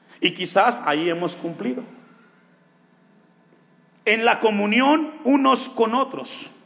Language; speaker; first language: Spanish; native; Spanish